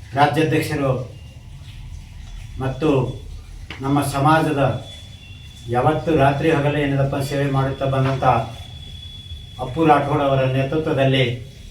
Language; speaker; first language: Kannada; non-native, local second language; Lambadi